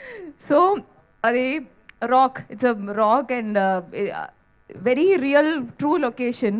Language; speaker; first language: Telugu; non-native, learner; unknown